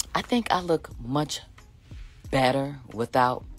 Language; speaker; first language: English; native; English